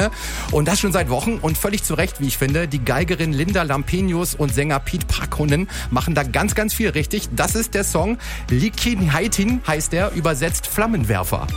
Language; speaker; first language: German; native; German